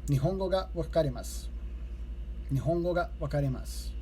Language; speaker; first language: Japanese; non-native, learner; English